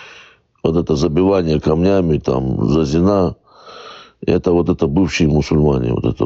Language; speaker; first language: Russian; native; Russian